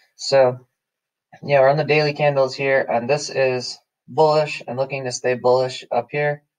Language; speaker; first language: English; native; English